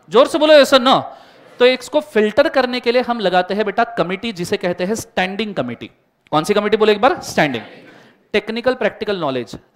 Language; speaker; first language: Hindi; non-native, local second language; Marathi